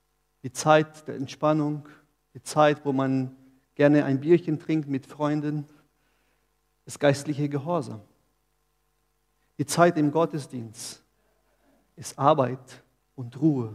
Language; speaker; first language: German; non-native, fluent; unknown